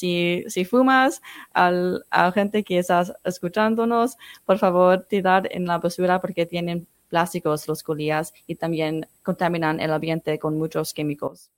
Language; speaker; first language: Spanish; non-native, fluent; English